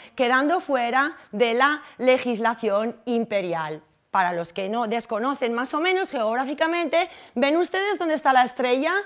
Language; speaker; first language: Spanish; native; Spanish